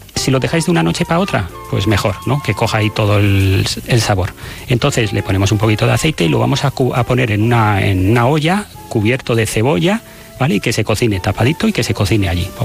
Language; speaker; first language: Spanish; native; Spanish